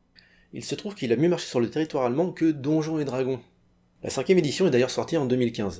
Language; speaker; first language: French; native; French